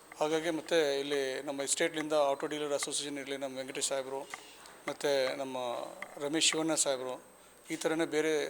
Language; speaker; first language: Kannada; non-native, local second language; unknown